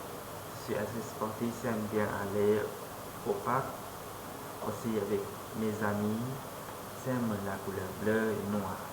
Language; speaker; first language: French; non-native, fluent; Lao